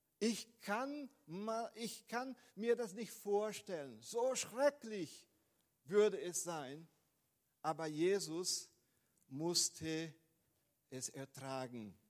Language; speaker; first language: German; non-native, fluent; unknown